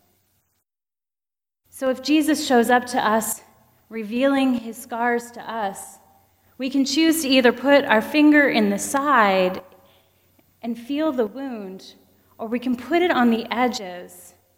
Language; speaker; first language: English; native; English